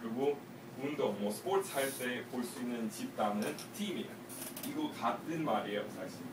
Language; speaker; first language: Korean; native; Korean